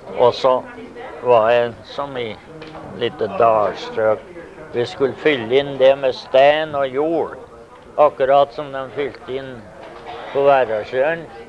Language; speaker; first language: Norwegian; early bilingual, heritage; Norwegian